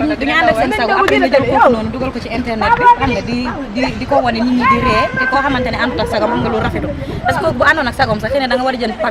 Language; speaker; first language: Wolof; non-native, local second language; Jola-Fonyi